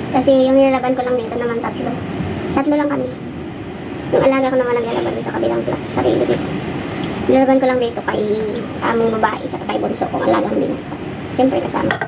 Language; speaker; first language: Filipino; native; Filipino